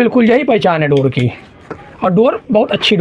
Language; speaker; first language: Hindi; native; Hindi